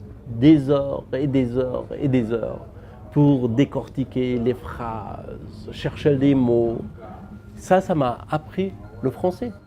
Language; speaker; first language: French; non-native, fluent; Persian